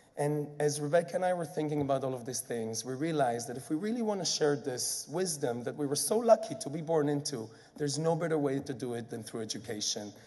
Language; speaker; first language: English; non-native, fluent; Hebrew